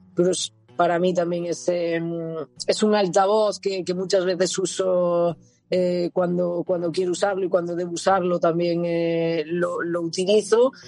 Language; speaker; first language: Spanish; native; Spanish